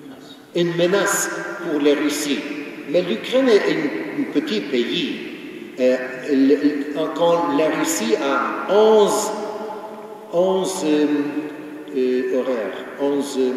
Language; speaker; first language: French; non-native, fluent; Ukrainian